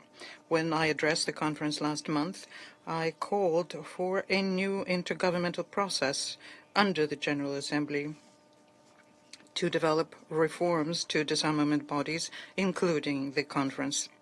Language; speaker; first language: English; non-native, fluent; Portuguese